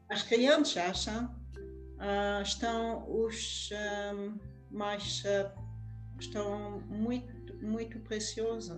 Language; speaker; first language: Portuguese; non-native, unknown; French